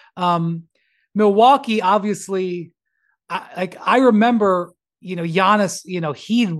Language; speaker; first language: English; native; English